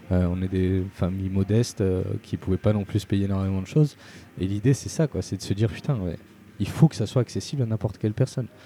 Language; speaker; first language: French; native; French